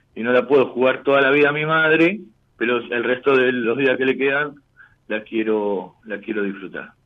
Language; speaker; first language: Spanish; native; Spanish